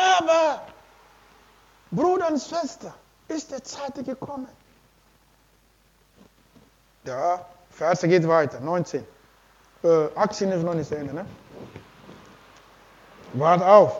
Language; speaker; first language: German; non-native, learner; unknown